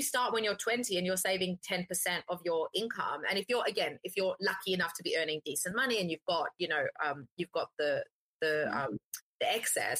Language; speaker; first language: English; native; English